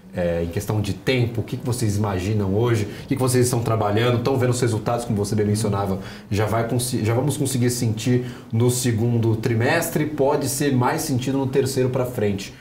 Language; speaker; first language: Portuguese; native; Portuguese